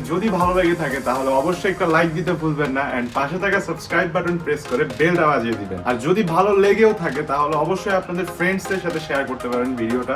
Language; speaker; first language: Bangla; early bilingual, heritage; Bangla